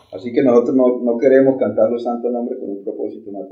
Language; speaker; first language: Spanish; native; Spanish